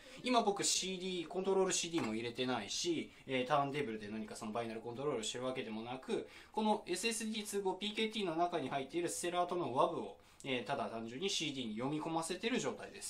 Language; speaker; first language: Japanese; native; Japanese